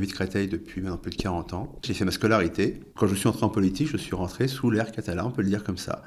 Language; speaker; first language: French; native; French